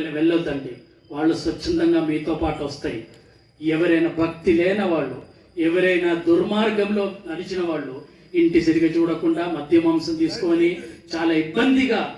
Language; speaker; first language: Telugu; non-native, fluent; Malayalam